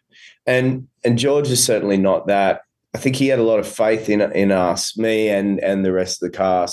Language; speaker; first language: English; native; English